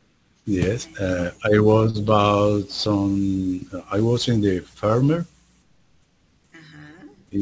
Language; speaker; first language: English; non-native, learner; Spanish